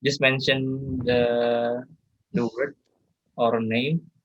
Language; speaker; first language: English; non-native, learner; Indonesian